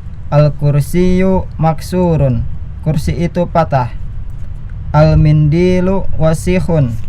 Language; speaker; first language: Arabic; non-native, learner; Indonesian